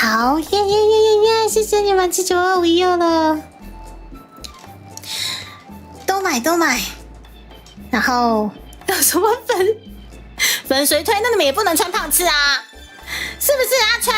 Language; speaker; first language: Chinese; native; Chinese